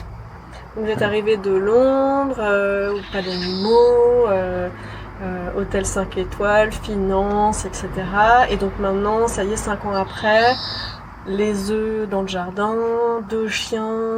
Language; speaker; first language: French; native; French